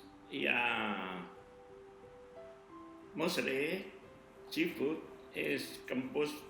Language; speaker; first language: English; non-native, learner; Indonesian